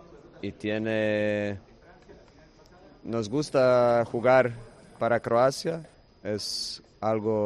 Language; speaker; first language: Spanish; non-native, fluent; Croatian